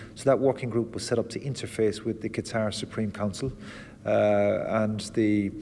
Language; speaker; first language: English; native; English